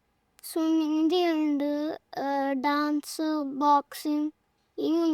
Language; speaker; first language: Malayalam; early bilingual, heritage; Malayalam